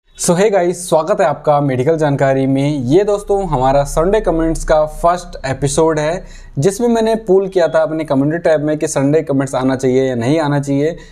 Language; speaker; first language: Hindi; native; Hindi